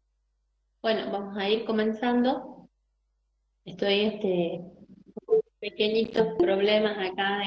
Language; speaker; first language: Spanish; native; Spanish